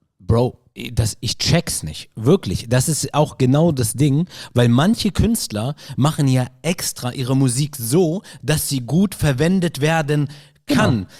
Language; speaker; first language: German; early bilingual, other home language; Arabic